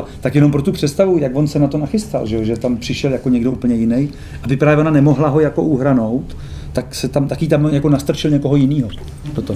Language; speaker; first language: Czech; native; Czech